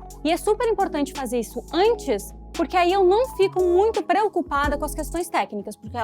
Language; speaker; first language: Portuguese; native; Portuguese